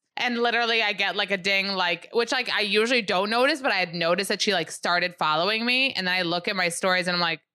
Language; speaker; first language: English; early bilingual, other home language; Hebrew